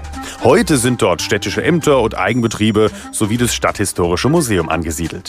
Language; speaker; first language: German; native; German